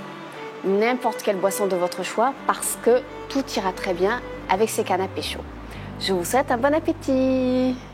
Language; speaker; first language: French; native; French